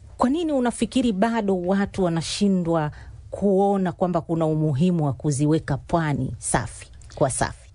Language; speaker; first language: Swahili; native; Swahili